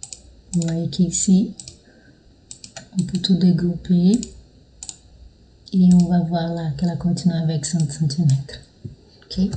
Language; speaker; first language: French; non-native, fluent; Portuguese